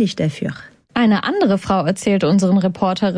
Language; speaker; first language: German; native; German